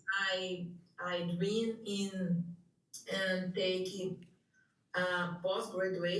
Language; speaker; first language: English; non-native, learner; Portuguese